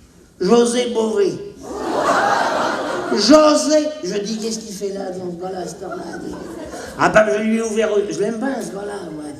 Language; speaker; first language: French; native; French